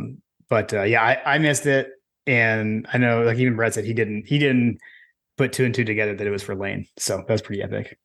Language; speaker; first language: English; native; English